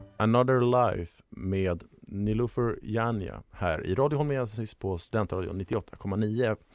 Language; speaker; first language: Swedish; native; Swedish